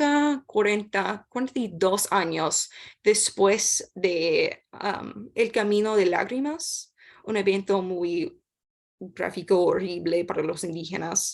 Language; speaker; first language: Spanish; non-native, learner; English